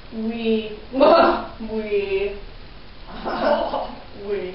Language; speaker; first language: French; non-native, learner; English